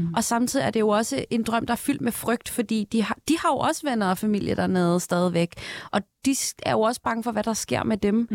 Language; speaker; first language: Danish; early bilingual, other home language; Persian